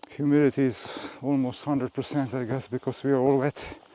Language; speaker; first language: English; non-native, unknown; Slovenian